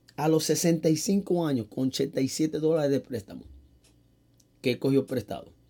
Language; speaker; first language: Spanish; early bilingual, heritage; Spanish